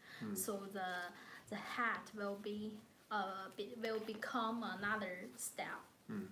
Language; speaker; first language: English; non-native, learner; Chinese